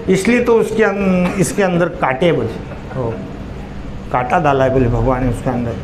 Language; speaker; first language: Hindi; non-native, local second language; Marathi